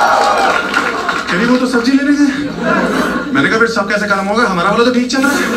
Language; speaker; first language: Hindi; native; Hindi